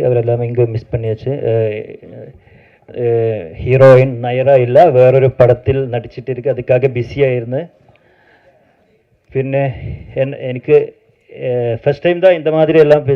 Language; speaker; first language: Tamil; non-native, learner; Malayalam